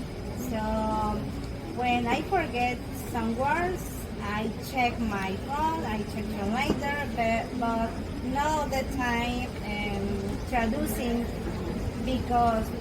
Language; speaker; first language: English; non-native, learner; Spanish